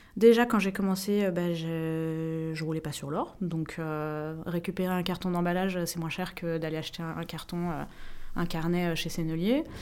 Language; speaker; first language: French; native; French